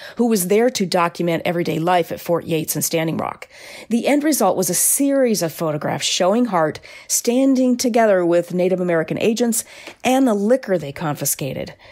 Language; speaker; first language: English; native; English